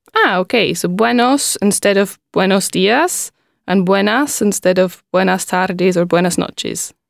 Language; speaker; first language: English; native; English